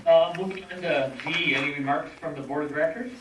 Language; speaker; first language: English; native; English